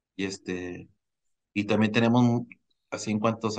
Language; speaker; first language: Spanish; native; Spanish